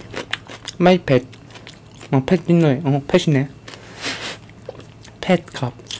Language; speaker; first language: Thai; non-native, learner; Korean